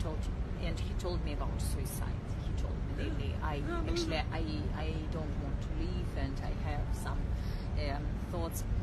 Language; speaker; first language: English; non-native, learner; Russian